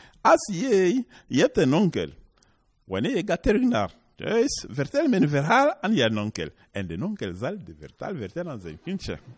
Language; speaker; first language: Dutch; non-native, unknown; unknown